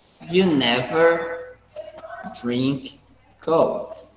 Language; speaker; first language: English; non-native, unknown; Portuguese